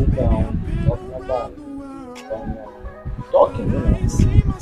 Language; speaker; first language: English; non-native, learner; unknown